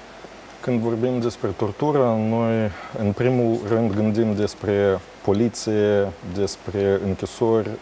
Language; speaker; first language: Romanian; non-native, local second language; Russian